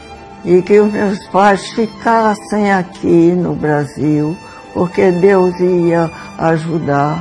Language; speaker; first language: Portuguese; early bilingual, other home language; Swedish